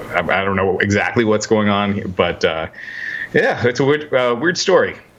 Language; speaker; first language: English; native; English